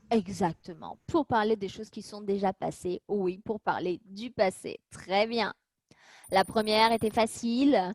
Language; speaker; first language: French; native; French